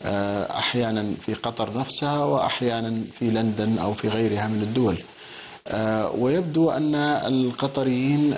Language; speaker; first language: Arabic; native; Arabic